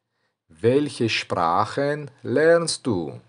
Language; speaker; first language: German; non-native, learner; Tajik